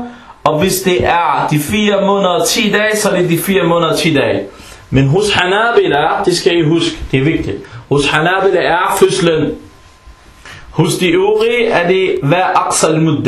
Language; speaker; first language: Danish; non-native, fluent; Arabic